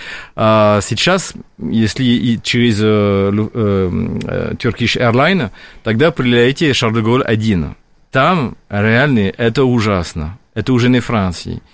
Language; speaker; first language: Russian; non-native, fluent; French